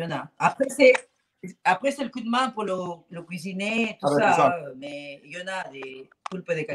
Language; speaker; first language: French; non-native, fluent; Spanish